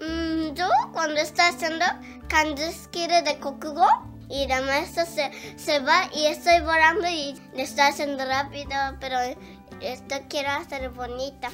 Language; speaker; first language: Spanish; early bilingual, heritage; Spanish